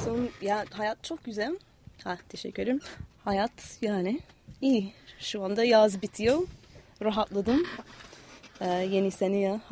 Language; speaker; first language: Turkish; non-native, fluent; English